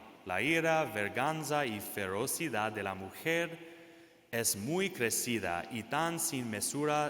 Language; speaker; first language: Spanish; non-native, fluent; English